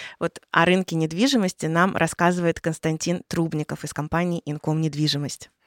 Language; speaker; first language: Russian; native; Russian